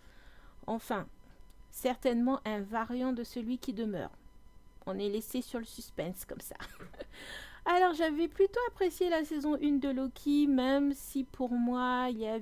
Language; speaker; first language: French; native; French